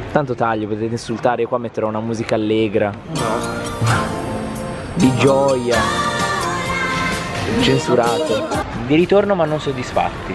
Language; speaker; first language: Italian; native; Italian